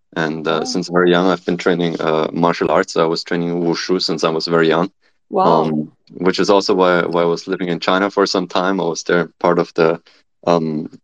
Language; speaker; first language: English; non-native, fluent; German